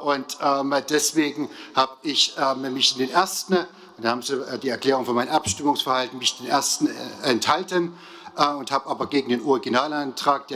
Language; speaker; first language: German; native; German